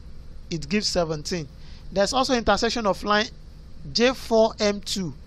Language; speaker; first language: English; non-native, local second language; Yoruba